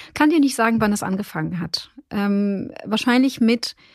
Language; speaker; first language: German; non-native, fluent; Ukrainian